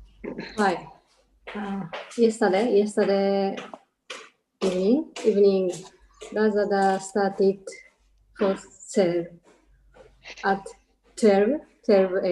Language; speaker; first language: English; non-native, learner; Japanese